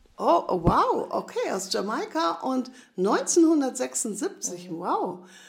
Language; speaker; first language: German; native; German